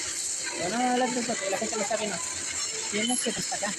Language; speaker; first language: Spanish; native; Spanish